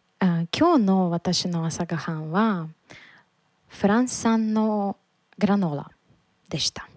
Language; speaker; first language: Japanese; non-native, learner; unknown